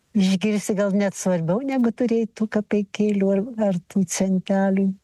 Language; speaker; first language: Lithuanian; native; Lithuanian